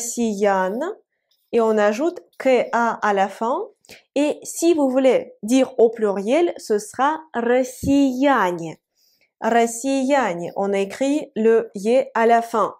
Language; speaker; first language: French; non-native, fluent; Russian